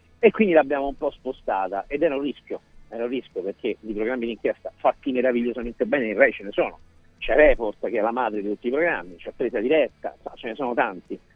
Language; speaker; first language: Italian; native; Italian